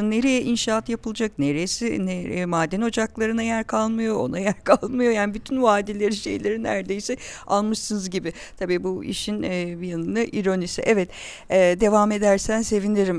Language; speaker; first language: Turkish; native; Turkish